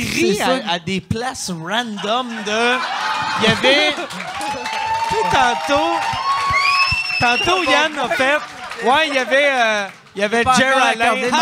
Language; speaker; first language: French; native; French